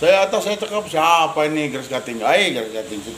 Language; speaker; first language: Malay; non-native, learner; Filipino